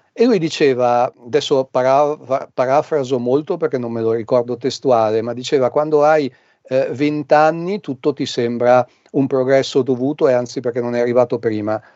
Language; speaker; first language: Italian; native; Italian